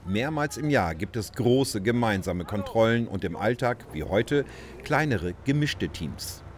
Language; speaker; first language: German; native; German